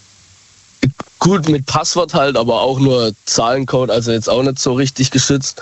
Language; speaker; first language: German; native; German